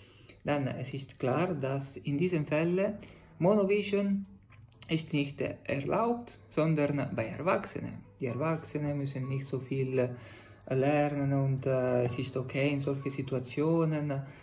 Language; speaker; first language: German; non-native, fluent; Italian